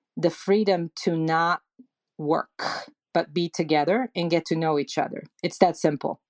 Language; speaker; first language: English; non-native, fluent; Serbian